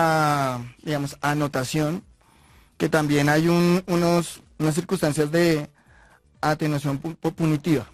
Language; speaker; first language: Spanish; native; Spanish